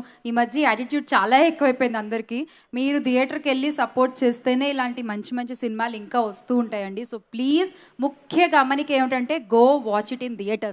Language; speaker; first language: Telugu; native; Telugu